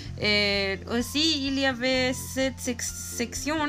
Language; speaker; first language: French; non-native, learner; Spanish